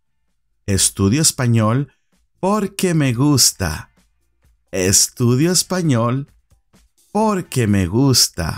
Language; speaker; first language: Spanish; non-native, fluent; English